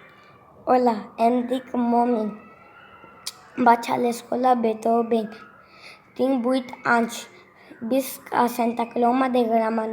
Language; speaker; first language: Catalan; non-native, learner; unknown